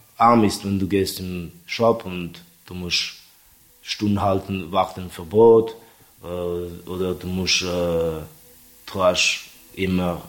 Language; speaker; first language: German; non-native, fluent; Estonian